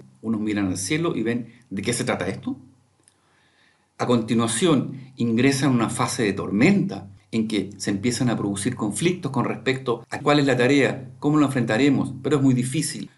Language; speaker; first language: Spanish; native; Spanish